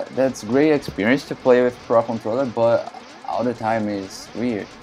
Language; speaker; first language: English; non-native, learner; Portuguese